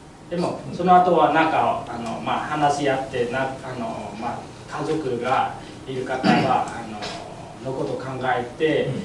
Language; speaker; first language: Japanese; non-native, learner; Vietnamese